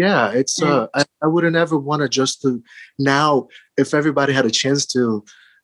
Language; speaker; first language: English; early bilingual, other home language; Portuguese